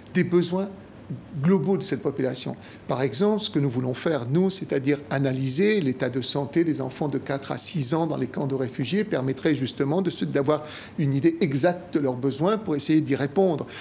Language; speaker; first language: French; native; French